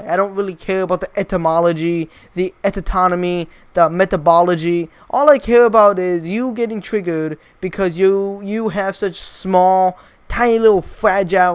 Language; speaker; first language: English; native; English